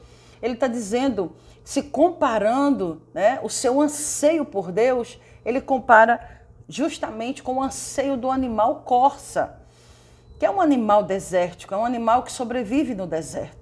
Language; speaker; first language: Portuguese; native; Portuguese